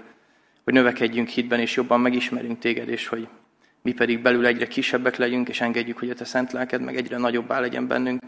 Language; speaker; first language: Hungarian; native; Hungarian